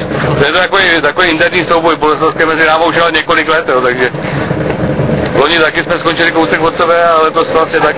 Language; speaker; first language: Czech; native; Czech